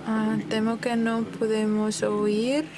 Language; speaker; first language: Spanish; non-native, fluent; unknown